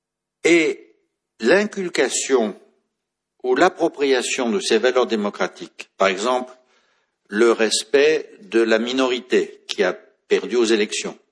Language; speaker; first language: French; native; French